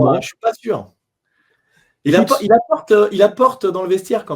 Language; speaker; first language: French; native; French